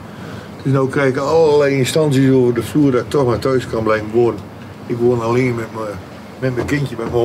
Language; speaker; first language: Dutch; native; Dutch